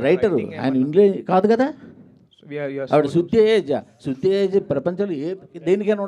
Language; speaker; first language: Telugu; native; Telugu